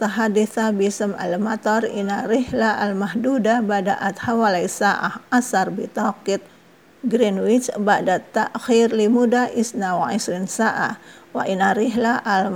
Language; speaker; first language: Arabic; non-native, fluent; Indonesian